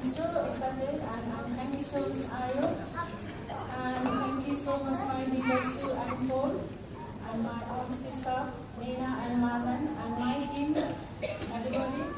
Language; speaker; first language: English; non-native, learner; Nepali